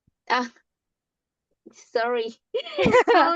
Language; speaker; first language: English; non-native, learner; Korean